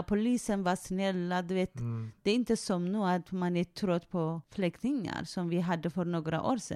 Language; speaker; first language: Swedish; non-native, fluent; Tigrinya